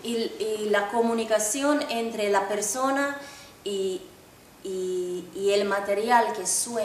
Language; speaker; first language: Spanish; non-native, fluent; Finnish